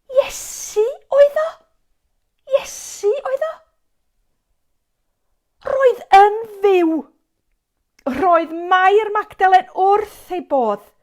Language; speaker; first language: Welsh; native; Welsh